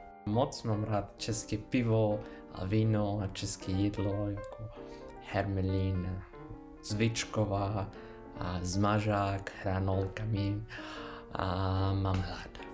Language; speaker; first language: Czech; non-native, learner; Spanish